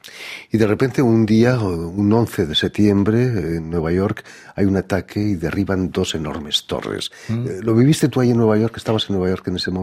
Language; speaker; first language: Spanish; native; Spanish